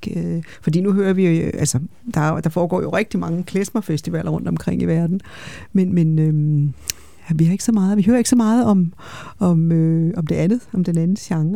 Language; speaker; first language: Danish; native; Danish